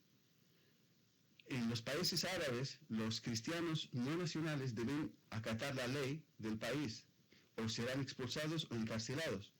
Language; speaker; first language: Spanish; non-native, fluent; Arabic